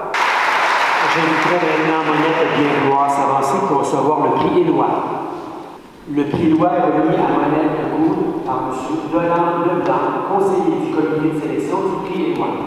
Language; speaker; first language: French; native; French